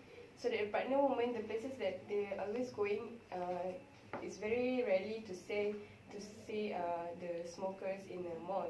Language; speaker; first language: English; non-native, learner; Malay